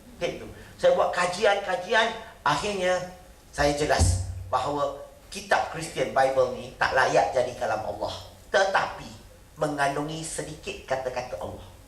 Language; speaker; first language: Malay; non-native, local second language; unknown